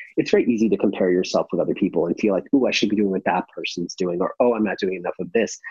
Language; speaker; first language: English; native; English